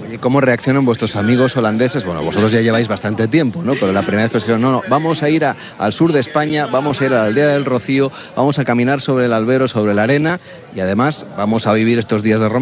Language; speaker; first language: Spanish; native; Spanish